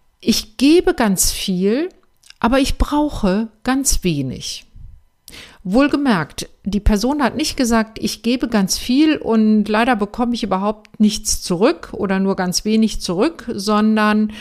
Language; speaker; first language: German; native; German